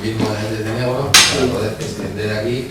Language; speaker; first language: Spanish; native; Spanish